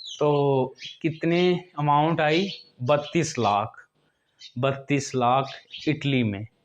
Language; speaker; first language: Urdu; non-native, local second language; Punjabi